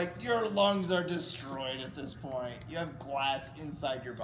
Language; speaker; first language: English; native; English